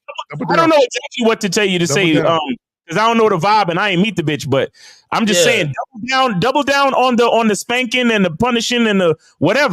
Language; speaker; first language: English; native; English